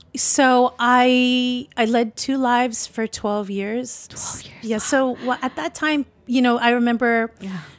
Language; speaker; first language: English; native; English